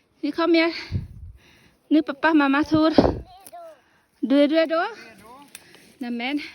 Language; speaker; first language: Swedish; non-native, learner; Thai